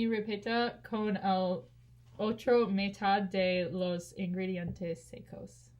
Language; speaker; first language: Spanish; non-native, learner; English